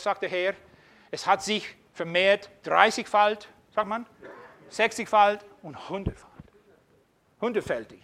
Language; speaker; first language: German; non-native, fluent; English